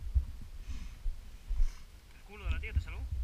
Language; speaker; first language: Spanish; native; Spanish